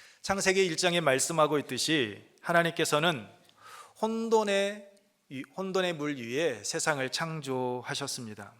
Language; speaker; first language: Korean; native; Korean